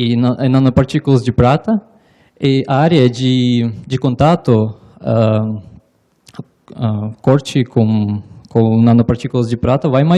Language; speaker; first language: Portuguese; non-native, learner; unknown